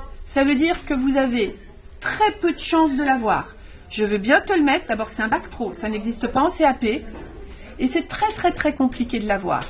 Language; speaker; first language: French; native; French